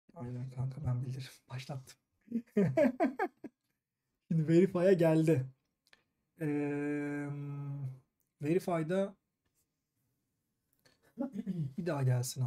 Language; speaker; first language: Turkish; native; Turkish